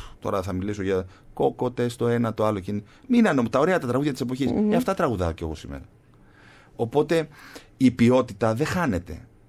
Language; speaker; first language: Greek; native; Greek